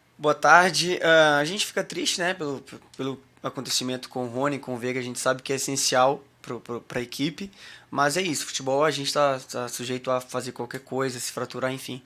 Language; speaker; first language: Portuguese; native; Portuguese